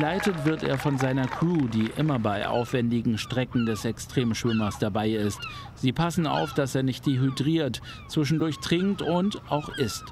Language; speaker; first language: German; native; German